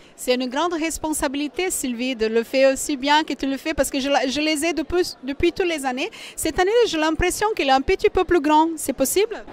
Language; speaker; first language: French; non-native, fluent; Portuguese